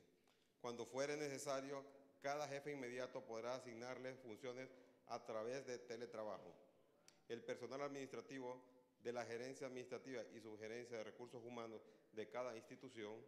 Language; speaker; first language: Spanish; native; Spanish